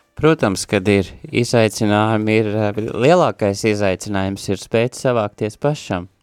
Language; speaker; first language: Latvian; native; Latvian